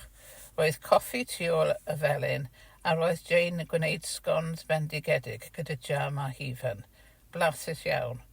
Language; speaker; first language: Welsh; non-native, fluent; English